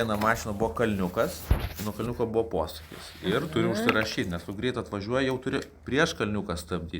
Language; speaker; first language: Lithuanian; native; Lithuanian